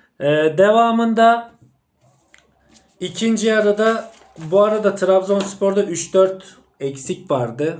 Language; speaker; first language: Turkish; native; Turkish